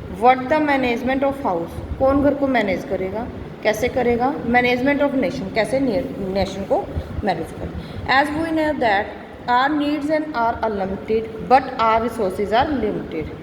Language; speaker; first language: Hindi; native; Hindi